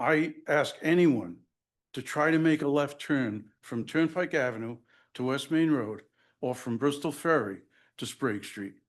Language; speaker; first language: English; native; English